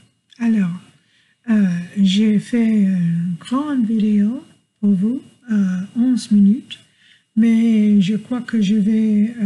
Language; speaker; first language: French; non-native, learner; English